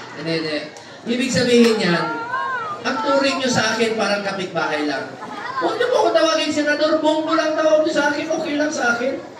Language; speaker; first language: Filipino; non-native, local second language; Cebuano